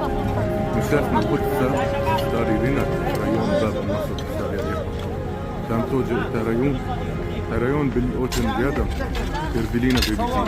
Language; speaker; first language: Russian; non-native, learner; Arabic